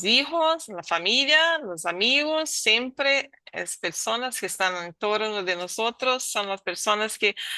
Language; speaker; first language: Spanish; non-native, learner; Portuguese